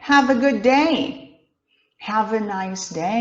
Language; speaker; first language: English; non-native, fluent; Portuguese